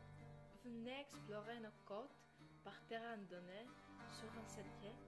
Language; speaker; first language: French; non-native, learner; Greek